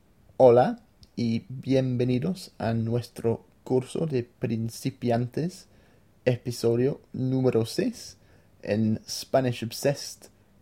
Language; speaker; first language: Spanish; non-native, fluent; English